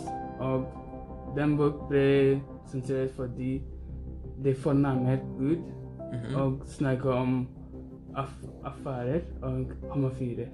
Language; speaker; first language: Norwegian; non-native, learner; Persian